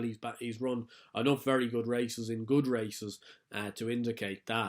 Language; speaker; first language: English; native; English